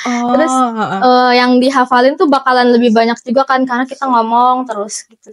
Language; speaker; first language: Indonesian; native; Indonesian